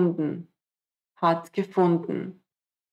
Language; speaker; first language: German; non-native, fluent; Croatian